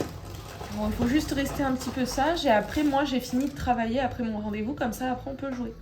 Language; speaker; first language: French; native; French